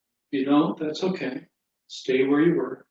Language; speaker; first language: English; native; English